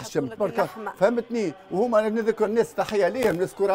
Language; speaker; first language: Arabic; native; Arabic